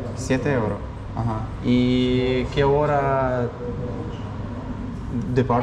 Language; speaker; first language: Spanish; non-native, learner; Russian